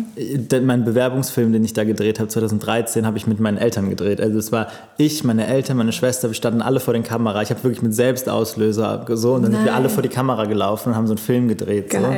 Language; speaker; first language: German; native; German